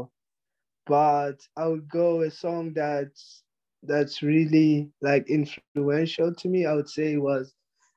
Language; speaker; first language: English; non-native, local second language; Zulu